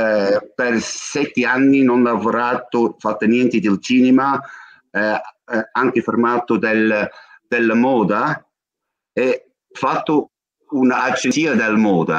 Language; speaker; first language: Italian; non-native, learner; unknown